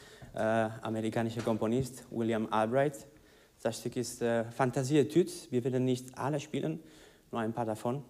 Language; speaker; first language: German; non-native, learner; Spanish